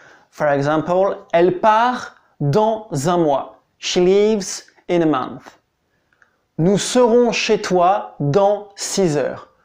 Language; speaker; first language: French; native; French